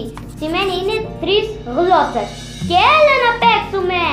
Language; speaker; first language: Greek; non-native, learner; Arabic